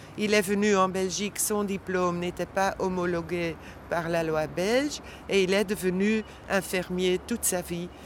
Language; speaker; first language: French; non-native, local second language; Dutch